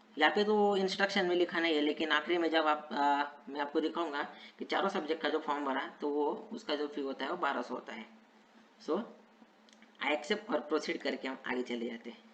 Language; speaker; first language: Hindi; non-native, local second language; Marathi